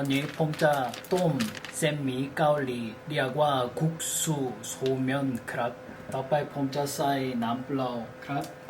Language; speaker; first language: Thai; non-native, learner; Korean